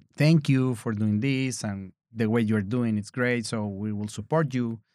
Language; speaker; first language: English; non-native, learner; Spanish